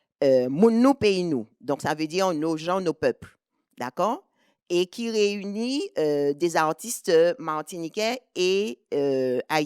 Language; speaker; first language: French; native; French